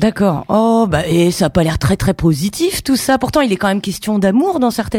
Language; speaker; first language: French; native; French